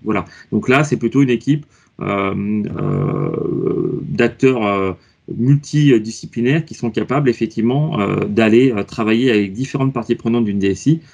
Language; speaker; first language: French; native; French